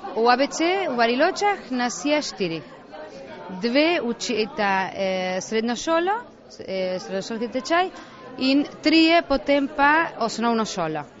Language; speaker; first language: Slovenian; early bilingual, heritage; Slovenian